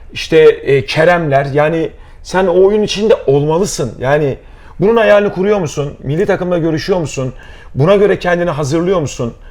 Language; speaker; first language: Turkish; native; Turkish